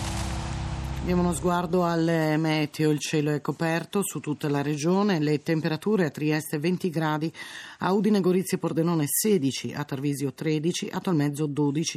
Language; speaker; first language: Italian; native; Italian